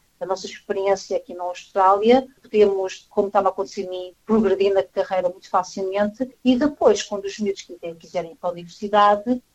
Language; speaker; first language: Portuguese; native; Portuguese